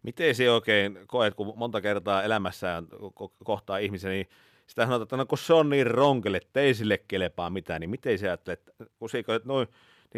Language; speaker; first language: Finnish; native; Finnish